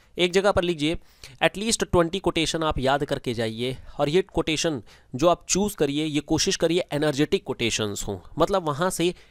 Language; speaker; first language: Hindi; native; Hindi